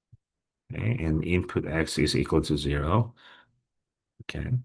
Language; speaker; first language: English; non-native, fluent; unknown